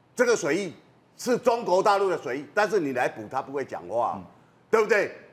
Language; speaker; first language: Chinese; native; Chinese